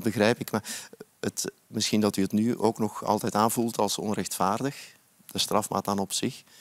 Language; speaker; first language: Dutch; native; Dutch